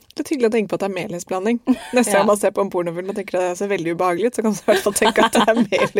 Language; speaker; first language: Norwegian; native; Norwegian